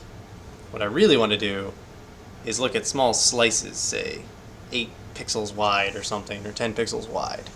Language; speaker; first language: English; native; English